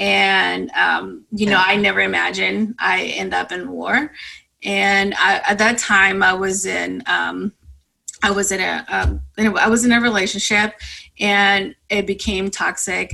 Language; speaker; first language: English; non-native, fluent; Spanish